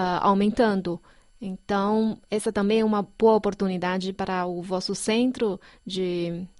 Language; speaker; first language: Portuguese; non-native, fluent; Chinese